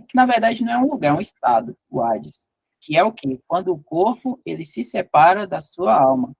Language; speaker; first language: Portuguese; native; Portuguese